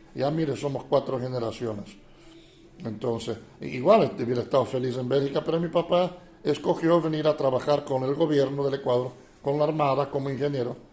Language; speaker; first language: Spanish; non-native, fluent; Dutch